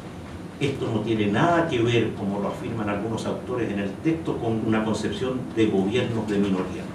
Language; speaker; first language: Spanish; native; Spanish